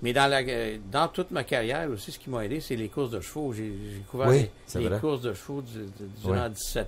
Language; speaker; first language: French; native; French